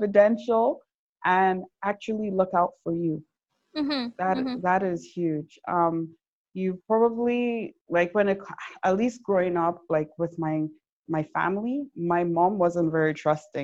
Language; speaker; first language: English; non-native, local second language; Yoruba